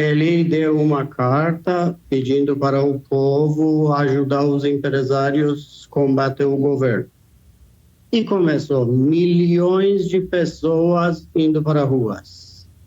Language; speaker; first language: Portuguese; non-native, fluent; Persian